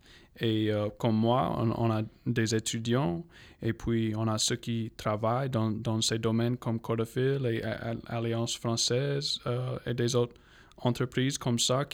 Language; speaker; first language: French; non-native, local second language; English